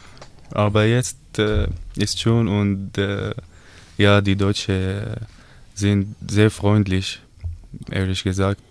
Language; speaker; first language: German; non-native, learner; Arabic